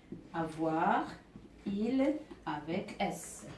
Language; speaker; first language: French; non-native, local second language; Arabic